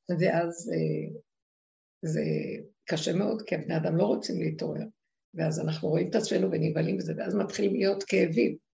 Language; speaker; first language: Hebrew; native; Hebrew